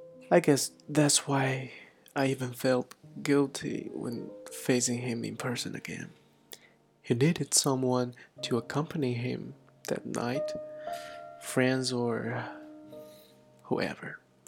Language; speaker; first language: English; non-native, fluent; Chinese